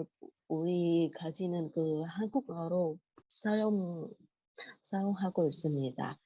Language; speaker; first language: Korean; non-native, learner; Vietnamese